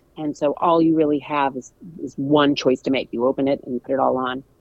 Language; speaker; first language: English; native; English